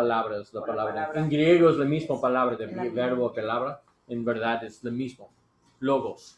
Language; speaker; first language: Spanish; non-native, learner; English